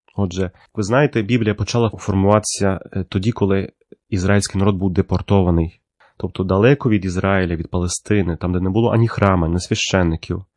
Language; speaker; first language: Ukrainian; early bilingual, heritage; Ukrainian